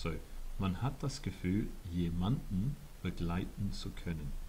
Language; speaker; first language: German; non-native, fluent; English